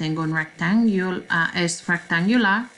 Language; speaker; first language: Spanish; non-native, learner; English